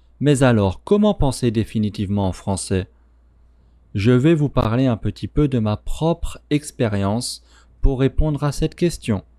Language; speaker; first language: French; native; French